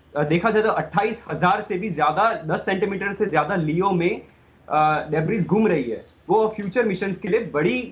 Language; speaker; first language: Hindi; non-native, local second language; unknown